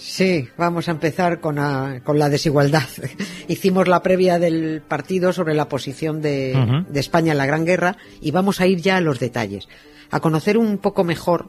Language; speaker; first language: Spanish; native; Spanish